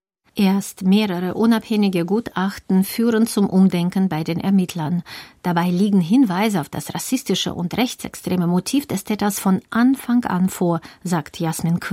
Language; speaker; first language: German; native; German